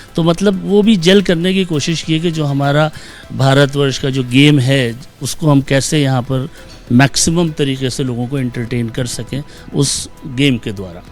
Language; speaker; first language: Hindi; native; Hindi